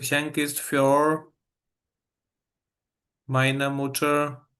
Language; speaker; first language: German; non-native, fluent; Urdu